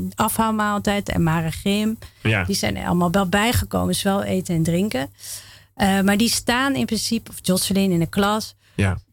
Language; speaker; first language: Dutch; native; Dutch